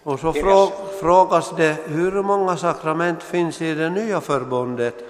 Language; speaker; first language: Swedish; non-native, local second language; Finnish